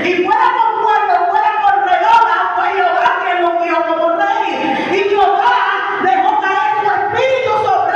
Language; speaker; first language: Spanish; native; Spanish